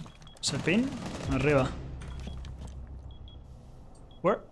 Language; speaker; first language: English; non-native, fluent; Spanish